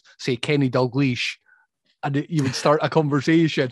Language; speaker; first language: English; native; English